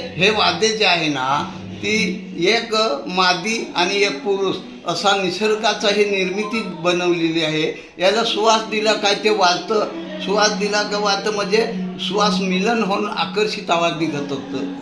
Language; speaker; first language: Marathi; non-native, local second language; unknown